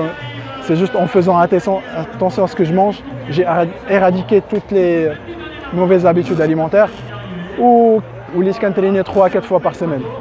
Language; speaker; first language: French; non-native, local second language; Arabic